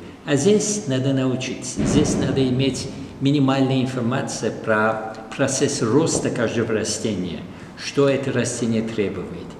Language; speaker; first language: Russian; non-native, fluent; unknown